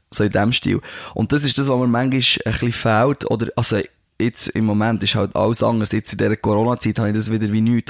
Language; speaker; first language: German; native; German